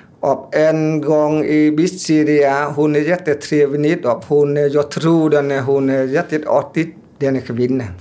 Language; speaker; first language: Swedish; non-native, learner; Vietnamese